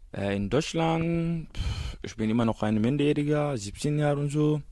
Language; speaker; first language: German; non-native, learner; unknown